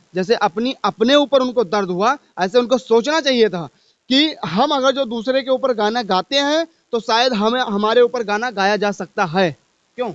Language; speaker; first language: Hindi; native; Hindi